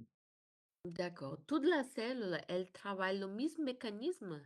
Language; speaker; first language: French; non-native, learner; Portuguese